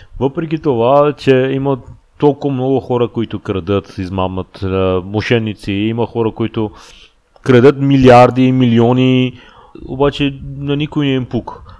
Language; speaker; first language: Bulgarian; non-native, fluent; Persian